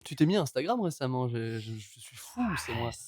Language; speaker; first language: French; native; French